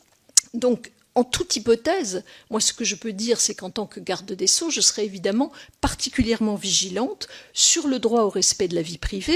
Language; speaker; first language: French; native; French